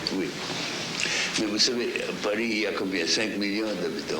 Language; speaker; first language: French; non-native, fluent; Russian